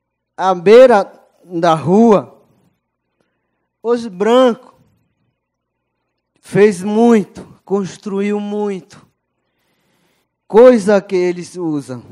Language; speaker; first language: Portuguese; non-native, local second language; Yanomámi